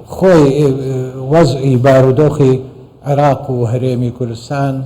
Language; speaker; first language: Central Kurdish; non-native, local second language; Assyrian Neo-Aramaic